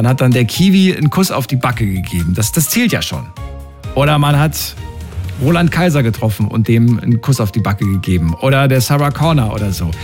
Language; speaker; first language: German; native; German